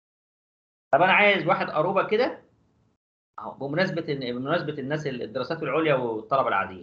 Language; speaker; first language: Arabic; native; Arabic